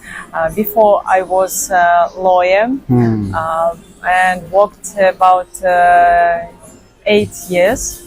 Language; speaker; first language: English; non-native, learner; Russian